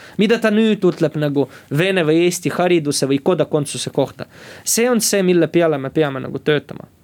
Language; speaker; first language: Estonian; non-native, local second language; Russian